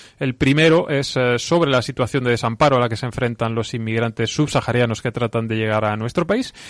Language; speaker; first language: Spanish; native; Spanish